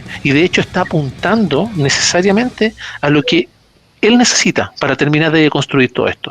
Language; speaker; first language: Spanish; native; Spanish